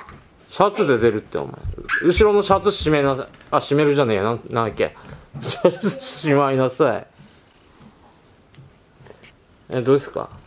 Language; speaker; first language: Japanese; native; Japanese